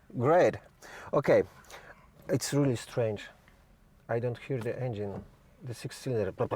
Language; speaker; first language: English; non-native, learner; Polish